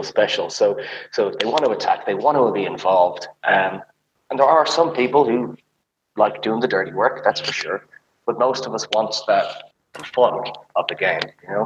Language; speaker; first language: English; native; English